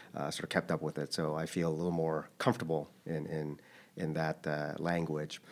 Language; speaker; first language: English; early bilingual, other home language; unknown